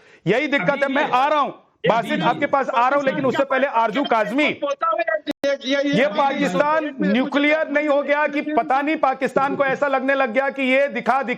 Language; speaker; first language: Hindi; native; Hindi